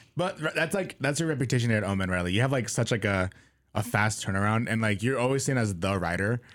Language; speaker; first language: English; native; English